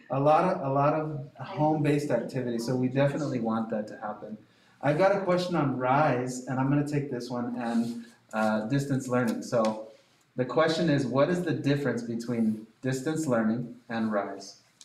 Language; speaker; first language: English; native; English